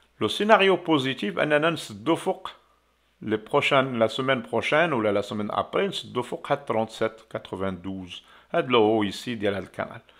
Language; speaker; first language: French; non-native, local second language; Arabic